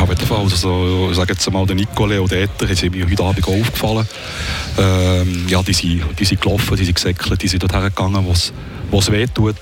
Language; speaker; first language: German; native; German